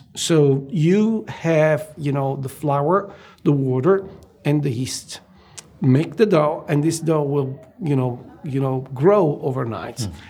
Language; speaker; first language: English; non-native, fluent; Italian